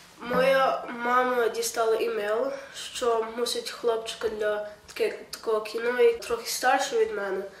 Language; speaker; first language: Ukrainian; early bilingual, heritage; Ukrainian